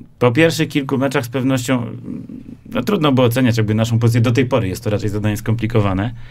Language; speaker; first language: Polish; native; Polish